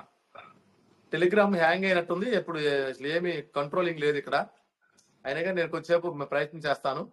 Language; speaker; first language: Telugu; native; Telugu